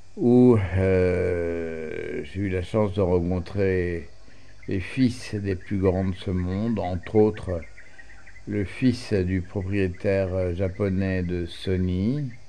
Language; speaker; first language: French; native; French